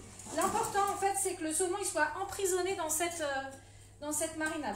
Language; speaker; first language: French; native; French